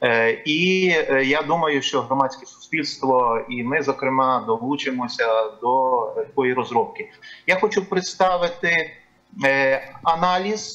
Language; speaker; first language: Ukrainian; native; Ukrainian